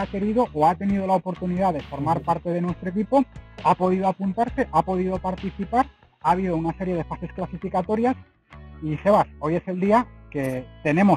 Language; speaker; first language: Spanish; native; Spanish